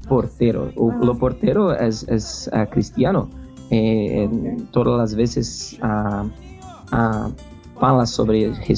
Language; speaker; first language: Spanish; non-native, fluent; Portuguese